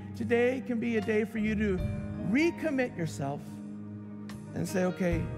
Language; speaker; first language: English; native; English